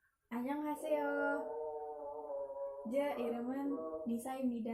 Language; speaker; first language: Korean; non-native, learner; Indonesian